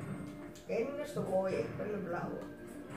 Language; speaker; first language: Dutch; early bilingual, other home language; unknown